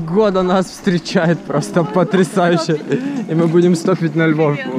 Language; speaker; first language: Russian; native; Russian